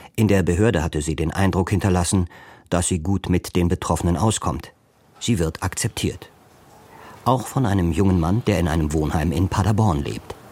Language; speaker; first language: German; native; German